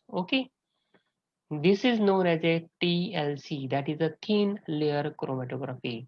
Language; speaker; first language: English; non-native, local second language; Marathi